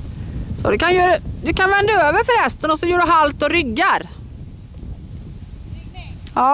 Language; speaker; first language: Swedish; native; Swedish